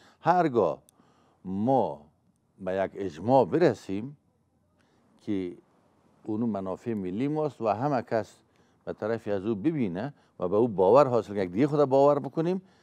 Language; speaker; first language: Persian; native; Persian